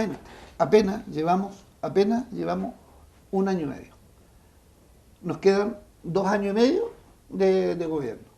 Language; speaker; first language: Spanish; native; Spanish